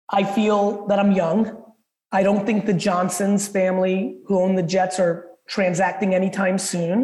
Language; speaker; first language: English; early bilingual, other home language; Russian